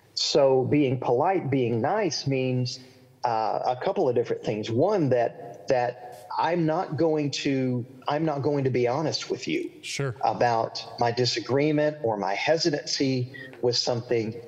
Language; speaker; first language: English; native; English